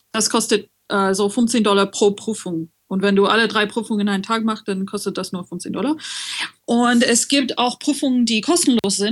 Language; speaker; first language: German; non-native, learner; French